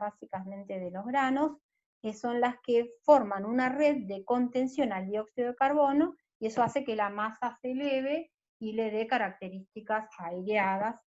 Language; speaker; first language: Spanish; native; Spanish